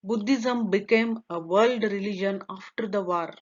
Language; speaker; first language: English; non-native, local second language; Kannada